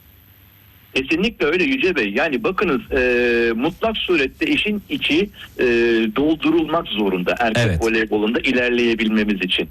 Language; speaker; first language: Turkish; native; Turkish